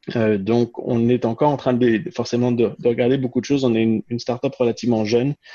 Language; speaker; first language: French; native; French